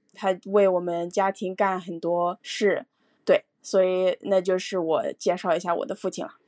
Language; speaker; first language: Chinese; early bilingual, heritage; Chinese